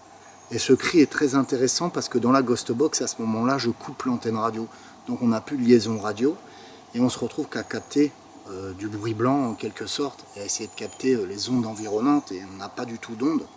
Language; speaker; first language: French; native; French